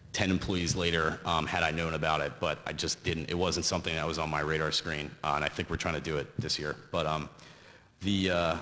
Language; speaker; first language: English; native; English